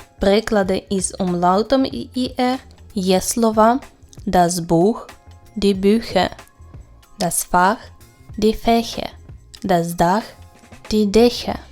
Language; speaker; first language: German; non-native, fluent; Ukrainian